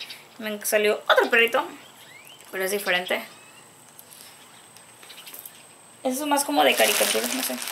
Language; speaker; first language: Spanish; native; Spanish